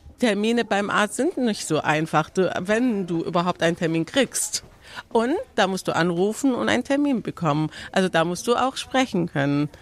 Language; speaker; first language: German; non-native, fluent; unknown